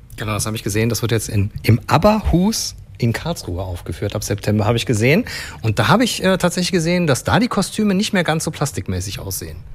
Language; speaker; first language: German; native; German